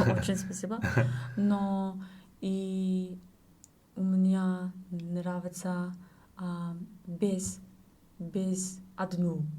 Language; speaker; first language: Russian; non-native, learner; English